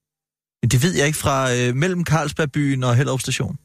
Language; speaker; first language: Danish; native; Danish